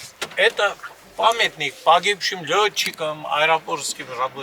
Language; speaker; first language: Russian; non-native, local second language; Armenian